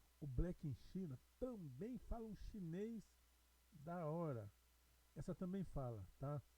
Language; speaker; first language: Portuguese; native; Portuguese